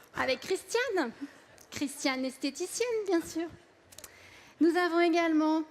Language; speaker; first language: French; native; French